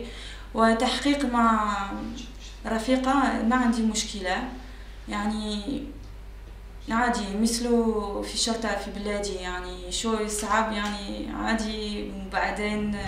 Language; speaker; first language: Arabic; non-native, learner; French